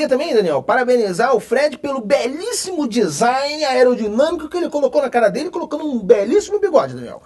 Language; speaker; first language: Portuguese; native; Portuguese